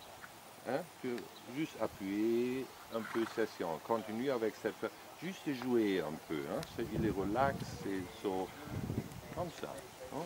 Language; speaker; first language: French; non-native, learner; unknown